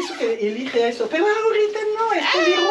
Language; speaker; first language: Spanish; non-native, fluent; French